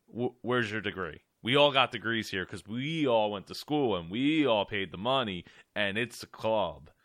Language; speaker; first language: English; native; English